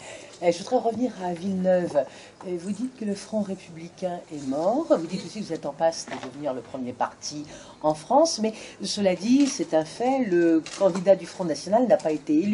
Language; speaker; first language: French; native; French